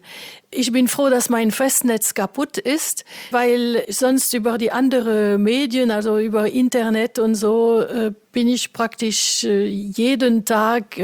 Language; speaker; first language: German; non-native, fluent; French